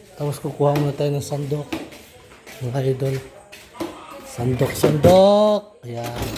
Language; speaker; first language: Filipino; non-native, local second language; Cebuano